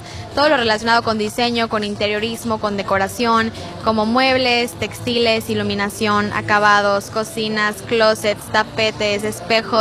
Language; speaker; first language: Spanish; native; Spanish